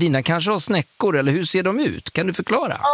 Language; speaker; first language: Swedish; native; Swedish